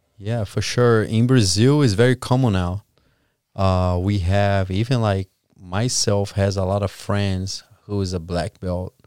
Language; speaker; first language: English; non-native, fluent; Portuguese